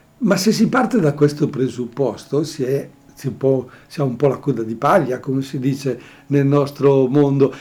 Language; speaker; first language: Italian; native; Italian